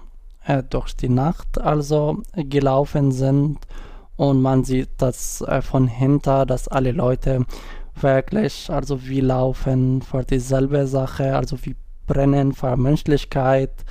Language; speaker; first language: German; non-native, learner; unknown